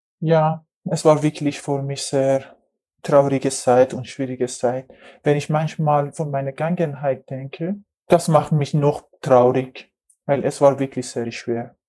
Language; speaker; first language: German; non-native, learner; Persian